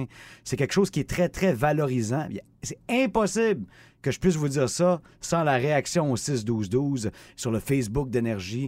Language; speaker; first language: French; native; French